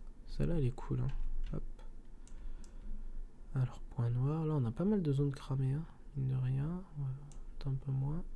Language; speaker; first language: French; native; French